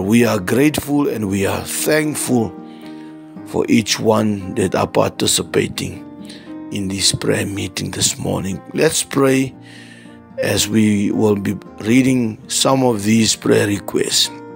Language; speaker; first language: English; non-native, local second language; Afrikaans